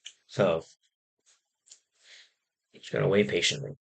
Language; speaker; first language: English; native; English